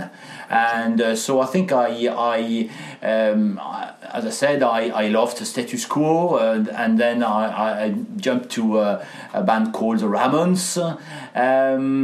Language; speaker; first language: English; non-native, fluent; French